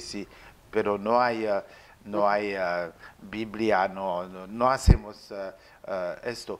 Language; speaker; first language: Spanish; non-native, learner; French